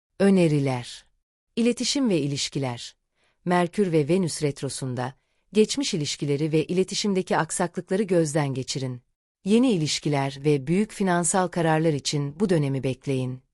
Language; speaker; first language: Turkish; native; Turkish